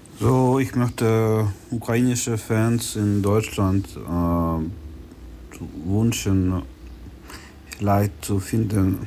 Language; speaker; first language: German; non-native, learner; Ukrainian